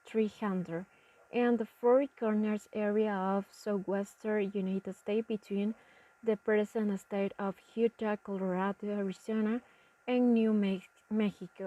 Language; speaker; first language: English; non-native, learner; Spanish